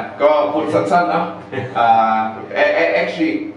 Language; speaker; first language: Thai; non-native, fluent; English